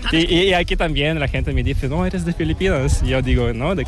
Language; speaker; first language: Spanish; non-native, learner; Korean